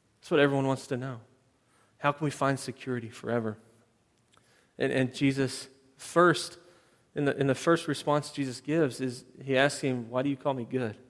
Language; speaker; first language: English; native; English